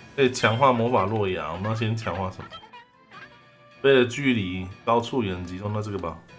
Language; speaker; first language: Chinese; native; Chinese